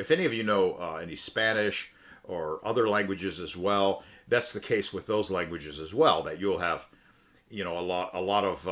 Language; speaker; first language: English; native; English